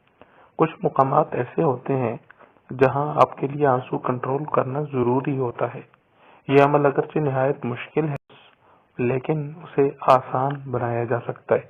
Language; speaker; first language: Urdu; native; Urdu